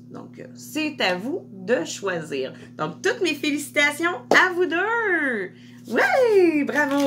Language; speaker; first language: French; native; French